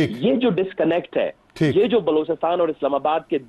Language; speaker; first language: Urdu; non-native, local second language; Baluchi